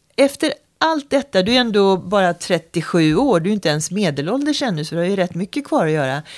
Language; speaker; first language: Swedish; native; Swedish